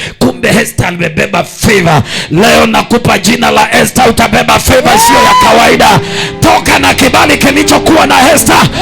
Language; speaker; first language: Swahili; non-native, local second language; Kamba